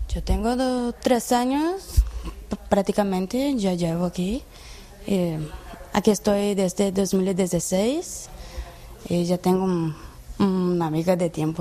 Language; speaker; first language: Spanish; non-native, learner; Portuguese